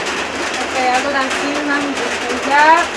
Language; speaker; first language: Portuguese; non-native, local second language; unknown